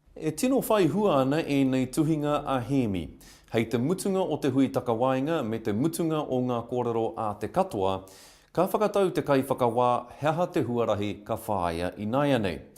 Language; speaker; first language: Māori; non-native, local second language; English